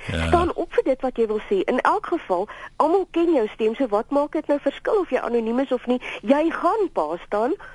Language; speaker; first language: Afrikaans; native; Afrikaans